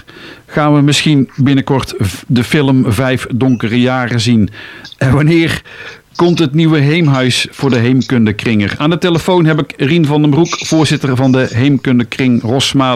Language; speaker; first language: Dutch; native; Dutch